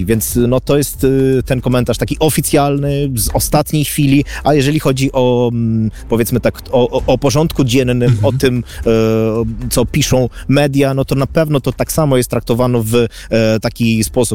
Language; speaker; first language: Polish; non-native, fluent; Ukrainian